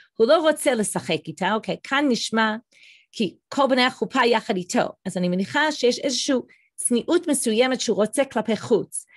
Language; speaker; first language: Hebrew; non-native, fluent; English